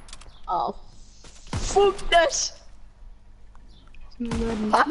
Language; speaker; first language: German; non-native, local second language; Luxembourgish